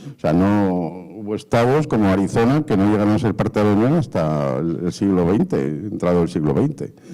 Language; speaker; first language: Spanish; native; Spanish